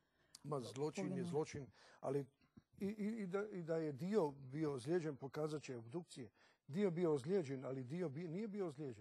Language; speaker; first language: Croatian; native; Croatian